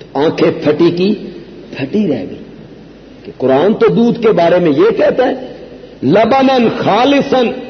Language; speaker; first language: Urdu; non-native, local second language; Punjabi